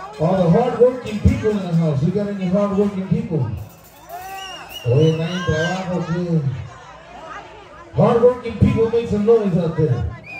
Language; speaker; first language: English; early bilingual, other home language; Spanish